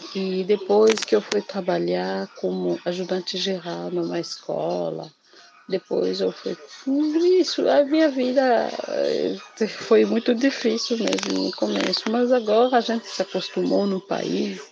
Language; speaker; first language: Portuguese; non-native, fluent; Lingala